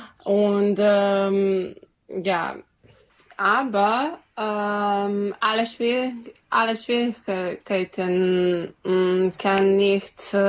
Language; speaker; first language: German; non-native, learner; Serbian